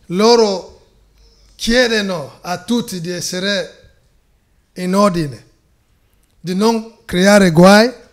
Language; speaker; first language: Italian; non-native, fluent; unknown